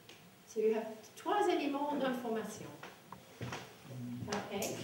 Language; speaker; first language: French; non-native, fluent; English